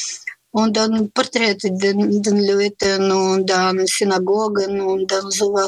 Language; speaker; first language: German; non-native, learner; Russian